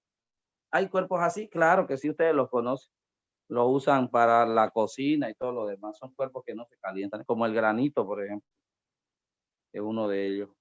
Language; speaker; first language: Spanish; native; Spanish